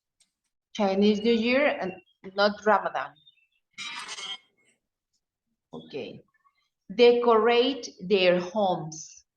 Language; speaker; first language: English; non-native, fluent; Spanish